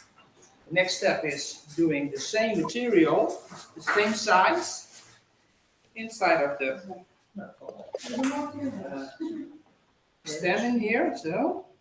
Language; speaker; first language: English; non-native, fluent; Dutch